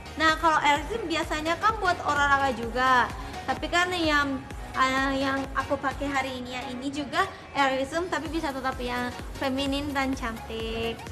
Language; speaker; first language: Indonesian; non-native, fluent; Japanese